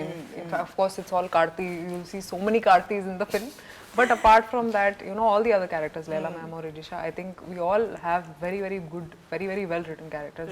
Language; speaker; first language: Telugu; non-native, fluent; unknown